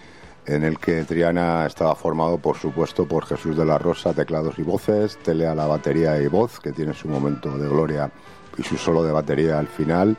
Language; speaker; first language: Spanish; native; Spanish